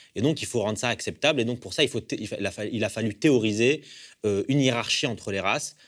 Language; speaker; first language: French; early bilingual, other home language; Arabic